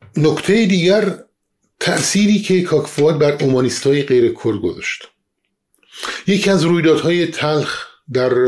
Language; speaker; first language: Persian; non-native, local second language; Kurdish